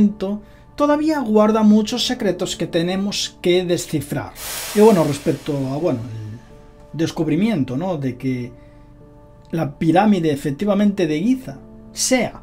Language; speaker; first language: Spanish; native; Spanish